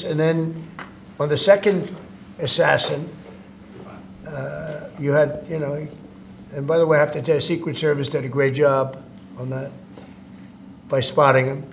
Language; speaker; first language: English; native; English